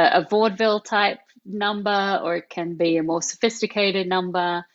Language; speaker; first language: English; native; English